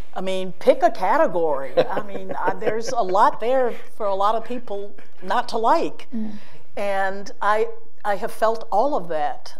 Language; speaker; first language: English; native; English